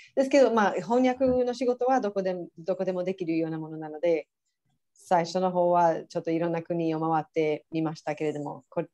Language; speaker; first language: Japanese; non-native, fluent; English